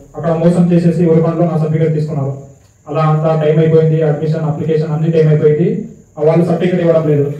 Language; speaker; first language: Telugu; non-native, local second language; Urdu